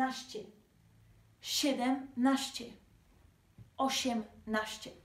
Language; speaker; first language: Polish; non-native, fluent; Spanish